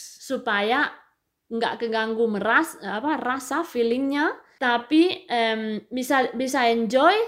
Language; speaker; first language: Indonesian; non-native, fluent; Spanish